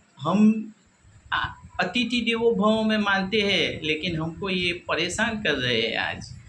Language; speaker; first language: Hindi; non-native, local second language; Gujarati